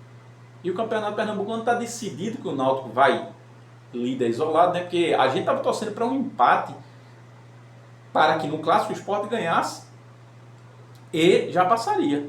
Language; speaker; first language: Portuguese; native; Portuguese